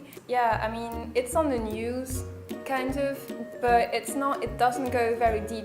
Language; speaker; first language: English; non-native, fluent; French